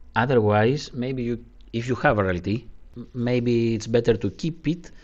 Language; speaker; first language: English; non-native, learner; Greek